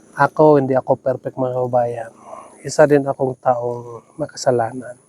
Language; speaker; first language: Filipino; non-native, local second language; Cebuano